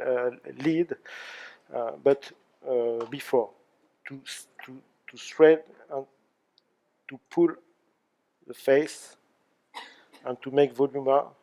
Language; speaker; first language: English; non-native, learner; French